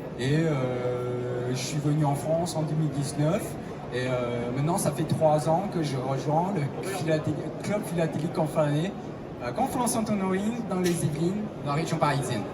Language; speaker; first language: French; non-native, fluent; Chinese